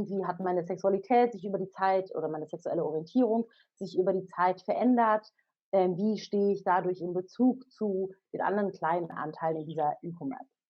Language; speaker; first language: German; native; German